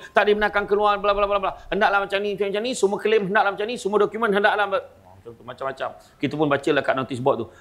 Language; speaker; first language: Malay; native; Malay